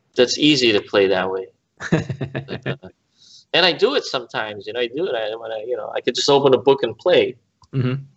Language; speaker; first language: English; native; English